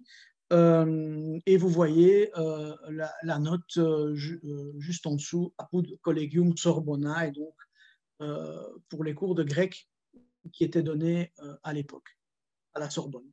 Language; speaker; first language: French; native; French